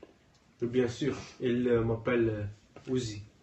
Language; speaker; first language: French; non-native, learner; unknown